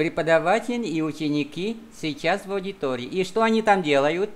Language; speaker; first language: Russian; non-native, fluent; Vietnamese